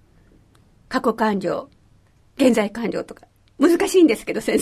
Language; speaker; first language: Japanese; native; Japanese